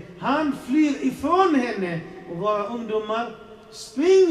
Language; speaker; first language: Swedish; non-native, fluent; Arabic